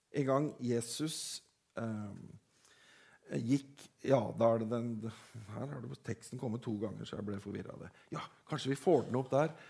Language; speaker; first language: Norwegian; native; Norwegian